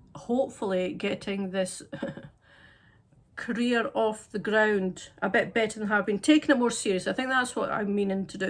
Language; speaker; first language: English; native; English